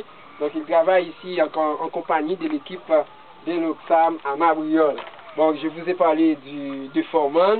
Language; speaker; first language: French; non-native, local second language; Haitian Creole